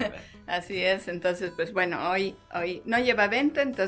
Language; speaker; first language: Spanish; native; Spanish